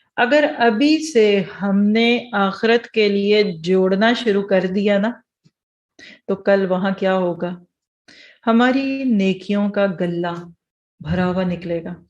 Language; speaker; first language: Urdu; early bilingual, heritage; Urdu